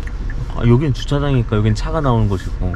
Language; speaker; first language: Korean; native; Korean